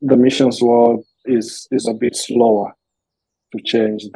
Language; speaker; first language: English; non-native, local second language; Nyanja